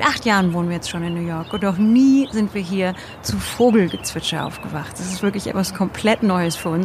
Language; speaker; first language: German; native; German